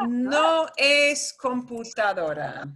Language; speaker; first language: Spanish; non-native, fluent; English